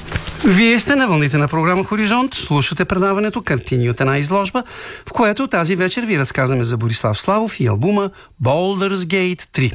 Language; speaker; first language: Bulgarian; native; Bulgarian